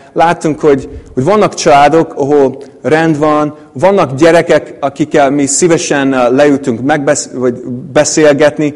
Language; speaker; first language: Hungarian; non-native, fluent; English